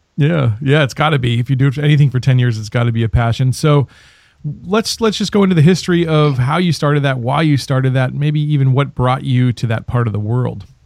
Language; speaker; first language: English; native; English